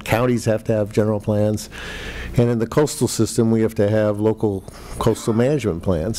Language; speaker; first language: English; native; English